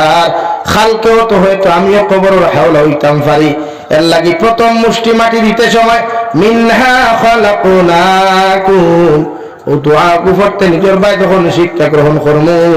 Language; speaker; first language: Bangla; native; Bangla